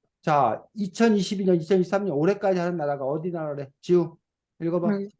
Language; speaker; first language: Korean; native; Korean